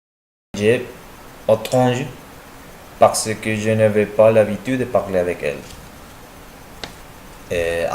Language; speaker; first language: French; non-native, learner; Spanish